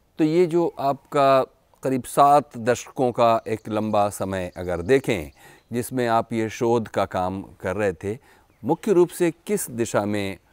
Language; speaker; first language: Hindi; native; Hindi